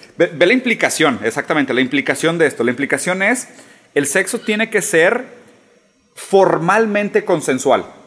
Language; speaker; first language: Spanish; early bilingual, other home language; Portuguese